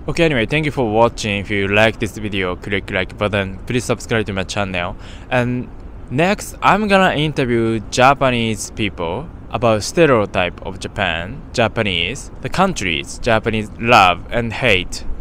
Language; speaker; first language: English; non-native, fluent; Japanese